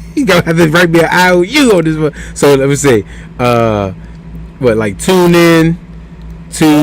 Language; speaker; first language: English; native; English